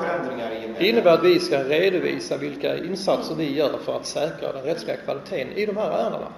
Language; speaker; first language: Swedish; native; Swedish